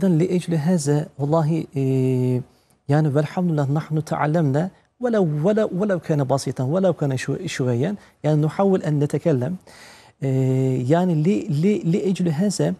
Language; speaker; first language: Arabic; non-native, fluent; Turkish